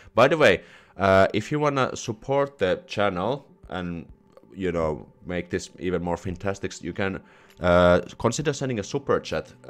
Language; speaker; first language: English; non-native, fluent; Finnish